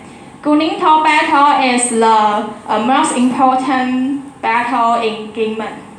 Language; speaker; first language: English; non-native, learner; Chinese